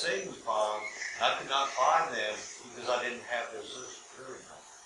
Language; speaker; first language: English; native; English